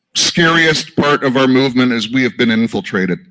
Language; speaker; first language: English; native; English